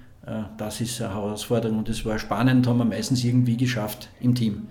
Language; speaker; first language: German; native; German